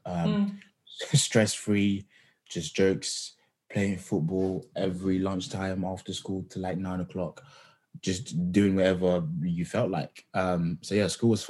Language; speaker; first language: English; native; English